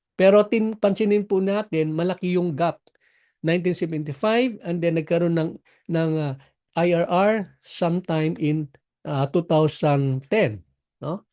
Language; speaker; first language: Filipino; non-native, local second language; Cebuano